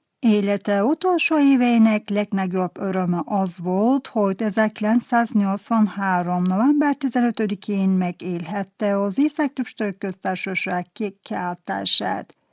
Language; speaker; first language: Hungarian; non-native, fluent; Turkish